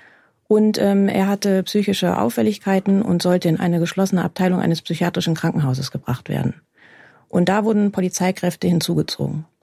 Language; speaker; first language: German; native; German